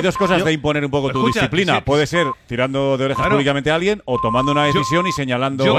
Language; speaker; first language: Spanish; native; Spanish